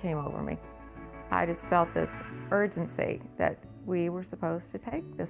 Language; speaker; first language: English; native; English